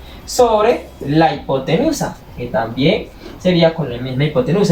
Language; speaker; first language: Spanish; native; Spanish